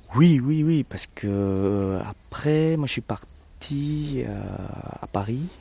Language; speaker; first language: French; early bilingual, other home language; Vietnamese